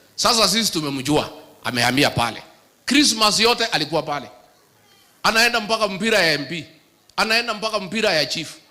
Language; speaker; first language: Swahili; non-native, local second language; Kikuyu